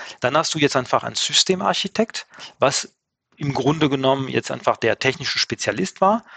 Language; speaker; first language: German; non-native, fluent; French